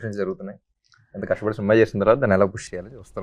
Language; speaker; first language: Telugu; native; Telugu